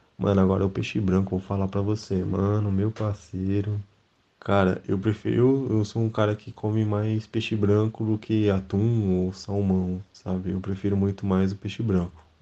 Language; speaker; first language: Portuguese; native; Portuguese